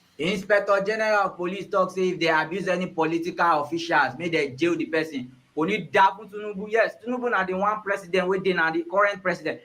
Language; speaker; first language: Nigerian Pidgin; non-native, local second language; Yoruba